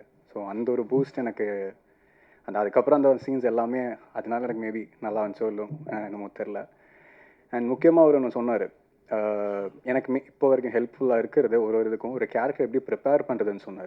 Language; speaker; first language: Tamil; non-native, fluent; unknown